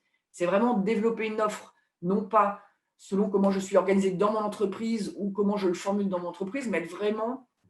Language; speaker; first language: French; native; French